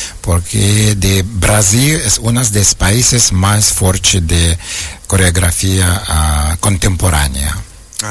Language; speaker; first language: Portuguese; non-native, learner; Ukrainian